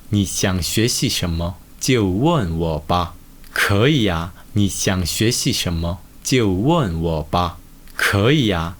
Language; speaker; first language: Chinese; non-native, fluent; Korean